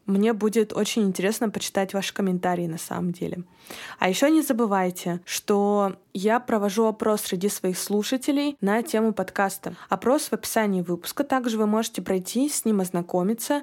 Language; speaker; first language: Russian; native; Russian